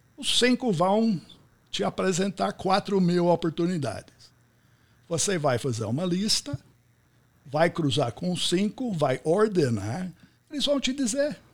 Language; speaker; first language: Portuguese; non-native, fluent; English